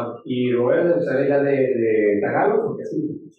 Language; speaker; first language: Spanish; native; Spanish